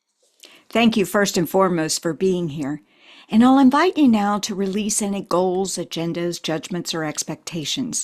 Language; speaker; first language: English; native; English